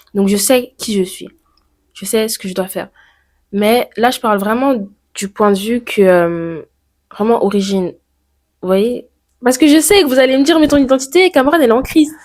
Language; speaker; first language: French; native; French